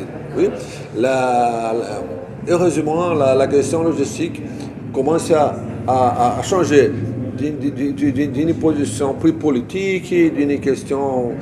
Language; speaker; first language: French; non-native, fluent; Portuguese